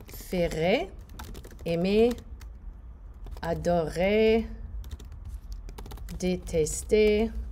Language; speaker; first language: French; non-native, fluent; English